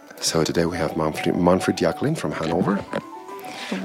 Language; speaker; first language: English; non-native, fluent; Russian